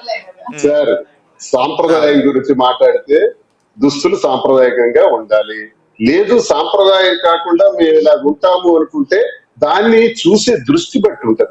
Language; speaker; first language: Telugu; native; Telugu